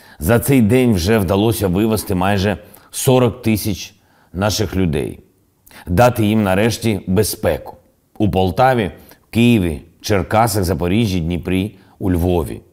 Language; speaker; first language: Ukrainian; non-native, local second language; Russian